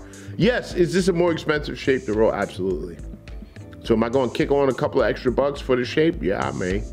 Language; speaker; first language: English; native; English